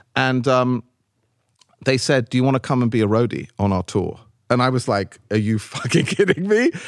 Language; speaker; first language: English; native; English